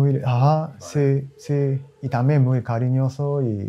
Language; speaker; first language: Spanish; non-native, learner; Japanese